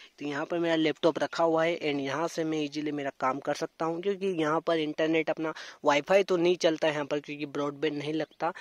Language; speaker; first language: Hindi; native; Hindi